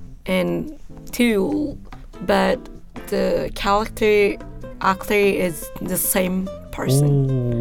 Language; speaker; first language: English; non-native, learner; Japanese